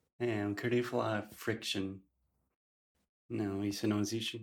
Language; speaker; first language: Portuguese; non-native, fluent; English